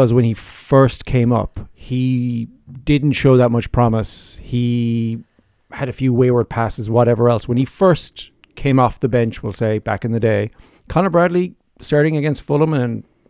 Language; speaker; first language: English; native; English